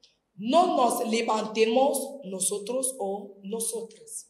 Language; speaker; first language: Spanish; non-native, fluent; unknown